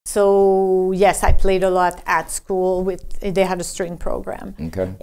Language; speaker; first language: English; non-native, fluent; French